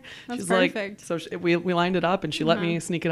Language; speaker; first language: English; native; English